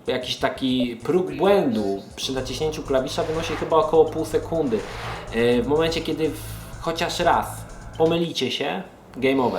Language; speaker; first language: Polish; native; Polish